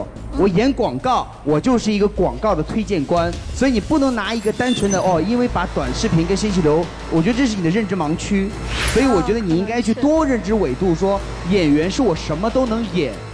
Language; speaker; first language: Chinese; native; Chinese